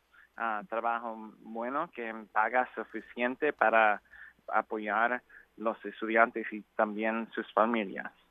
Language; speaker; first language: Spanish; non-native, learner; English